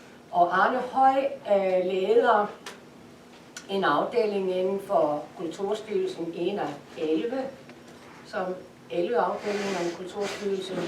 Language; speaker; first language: Danish; non-native, fluent; Icelandic